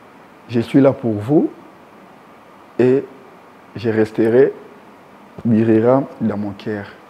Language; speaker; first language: French; native; French